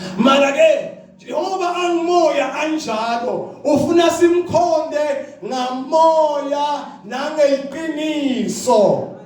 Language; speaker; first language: Zulu; non-native, local second language; Swati